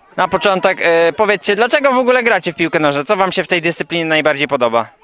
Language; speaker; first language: Polish; native; Polish